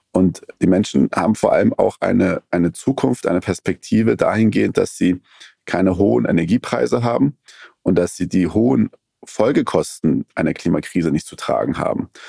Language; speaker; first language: German; early bilingual, other home language; Persian